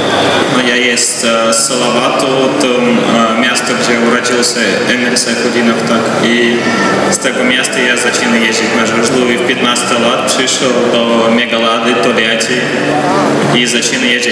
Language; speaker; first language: Polish; non-native, learner; Russian